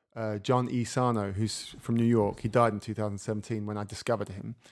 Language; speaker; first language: English; native; English